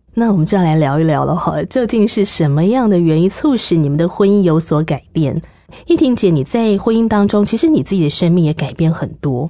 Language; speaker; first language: Chinese; native; Chinese